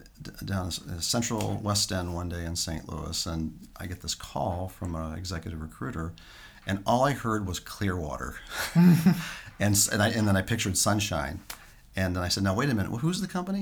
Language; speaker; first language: English; native; English